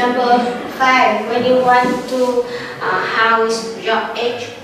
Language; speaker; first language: English; non-native, learner; Vietnamese